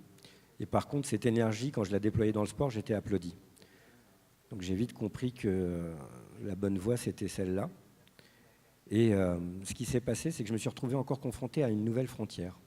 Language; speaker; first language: French; native; French